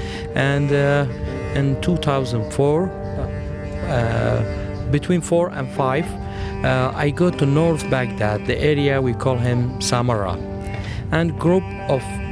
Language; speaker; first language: English; non-native, learner; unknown